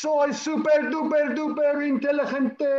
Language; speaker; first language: Spanish; non-native, fluent; English